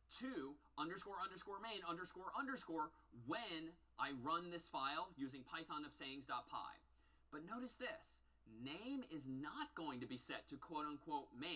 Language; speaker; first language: English; native; English